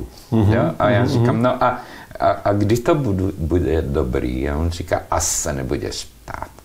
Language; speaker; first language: Czech; non-native, local second language; Slovak